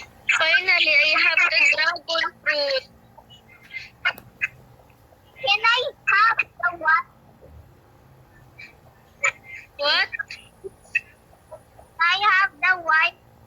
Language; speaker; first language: English; non-native, local second language; Filipino